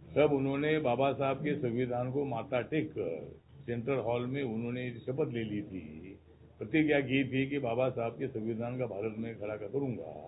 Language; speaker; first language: Hindi; non-native, local second language; Marathi